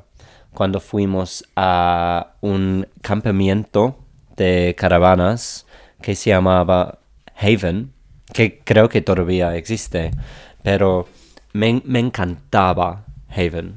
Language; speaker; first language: Spanish; non-native, fluent; English